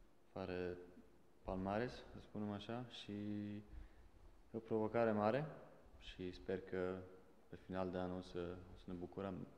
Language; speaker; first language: Romanian; non-native, fluent; Serbian